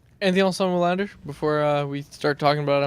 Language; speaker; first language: English; native; English